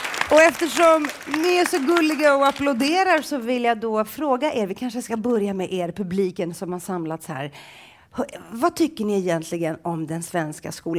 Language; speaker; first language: Swedish; native; Swedish